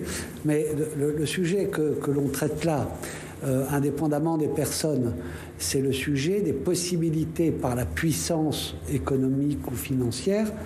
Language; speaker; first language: French; native; French